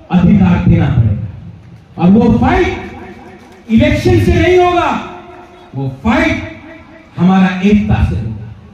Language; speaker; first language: Hindi; non-native, local second language; Kok Borok